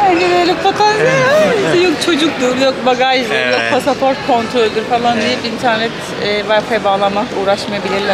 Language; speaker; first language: Turkish; native; Turkish